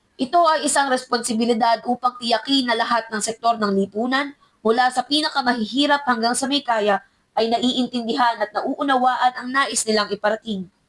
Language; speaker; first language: Filipino; native; Filipino